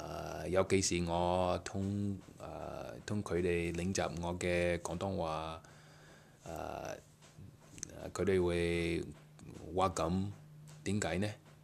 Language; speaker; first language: Cantonese; non-native, learner; English